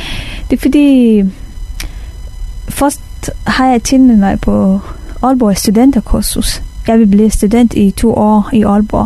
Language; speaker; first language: Danish; non-native, fluent; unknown